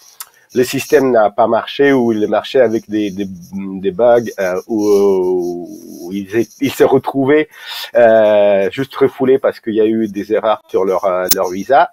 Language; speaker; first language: French; non-native, fluent; Russian